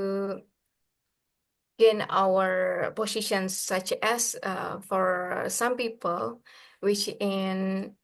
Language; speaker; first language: English; non-native, learner; Indonesian